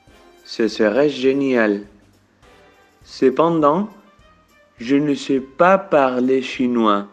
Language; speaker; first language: French; non-native, fluent; Spanish